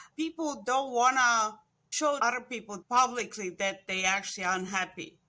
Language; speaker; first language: English; non-native, fluent; Estonian